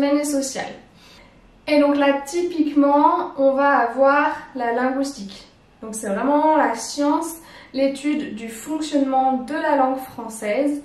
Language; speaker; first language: French; native; French